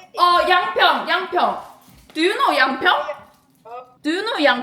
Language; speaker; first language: English; non-native, learner; Korean